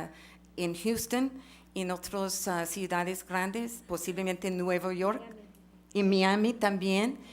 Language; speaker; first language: Spanish; non-native, fluent; English